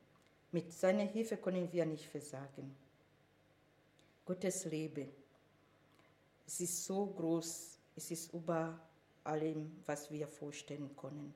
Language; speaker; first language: German; non-native, fluent; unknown